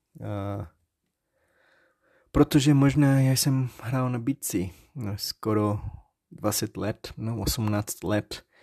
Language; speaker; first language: Czech; non-native, learner; Portuguese